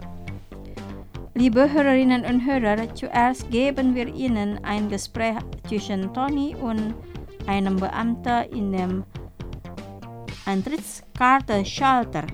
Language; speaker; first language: German; non-native, fluent; Indonesian